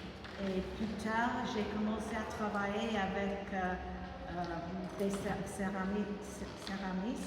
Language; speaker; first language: French; non-native, fluent; English